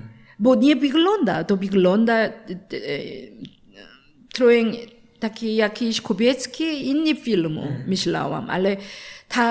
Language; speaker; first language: Polish; non-native, learner; Korean